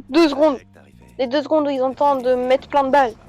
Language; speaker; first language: French; native; French